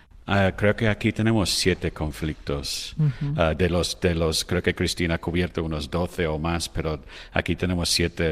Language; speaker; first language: Spanish; non-native, fluent; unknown